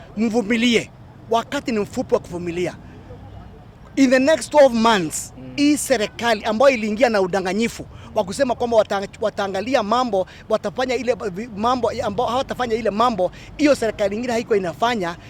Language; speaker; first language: Swahili; non-native, local second language; Kikuyu